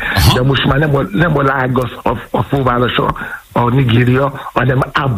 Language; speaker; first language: Hungarian; non-native, fluent; Yoruba